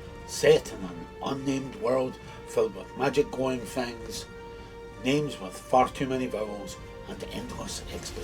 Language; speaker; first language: English; native; English